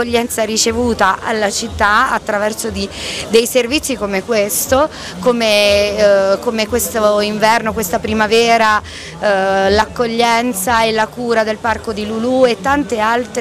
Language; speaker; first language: Italian; native; Italian